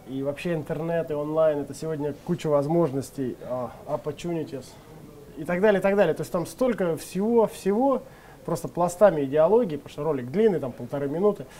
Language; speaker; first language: Russian; native; Russian